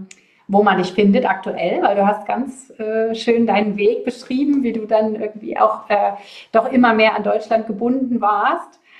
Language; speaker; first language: German; native; German